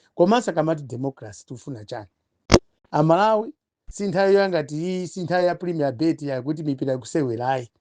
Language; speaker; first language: Nyanja; non-native, local second language; Tumbuka